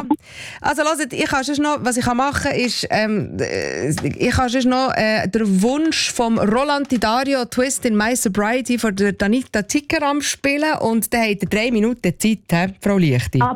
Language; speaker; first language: German; native; German